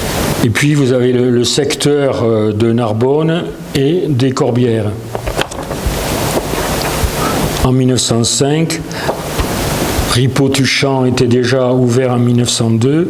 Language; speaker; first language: French; native; French